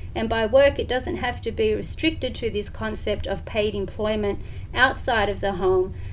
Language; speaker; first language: English; native; English